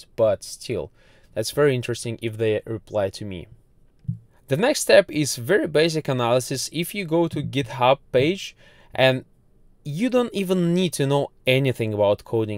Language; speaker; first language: English; non-native, fluent; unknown